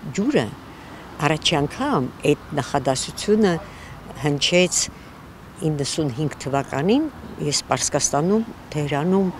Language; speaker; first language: Armenian; native; Armenian